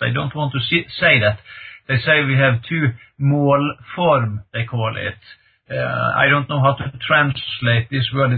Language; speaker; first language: English; non-native, fluent; Norwegian